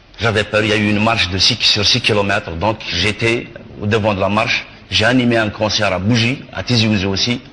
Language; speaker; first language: French; non-native, local second language; Kabyle